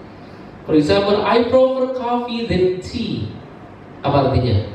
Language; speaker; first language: English; non-native, learner; Indonesian